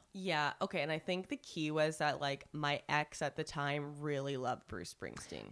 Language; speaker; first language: English; native; English